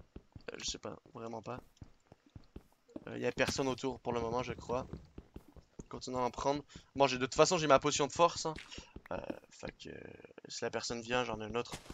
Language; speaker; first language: French; native; French